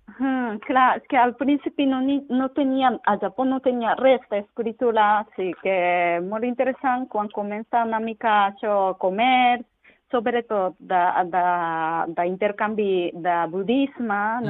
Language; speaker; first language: Catalan; non-native, learner; Japanese